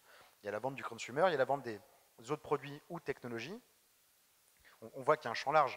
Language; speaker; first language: French; native; French